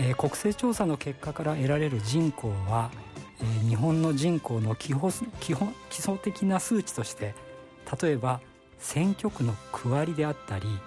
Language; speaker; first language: Japanese; native; Japanese